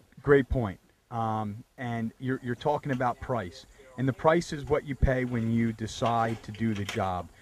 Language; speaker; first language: English; native; English